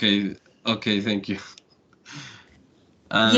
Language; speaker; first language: English; non-native, learner; Spanish